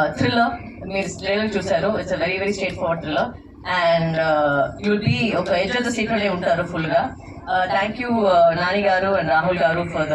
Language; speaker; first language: Telugu; non-native, fluent; Tamil